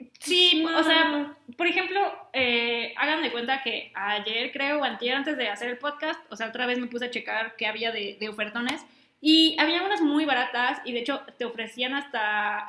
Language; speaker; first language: Spanish; native; Spanish